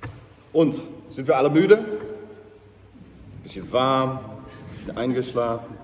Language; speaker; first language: German; non-native, fluent; English